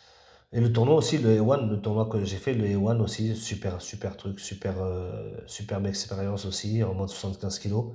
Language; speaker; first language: French; native; French